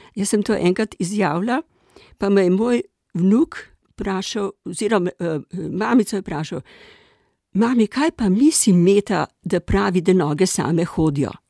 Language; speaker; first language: Slovenian; native; Slovenian